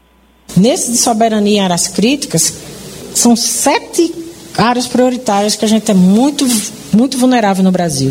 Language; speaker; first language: Portuguese; native; Portuguese